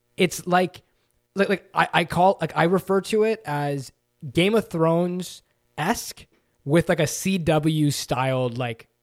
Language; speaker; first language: English; native; English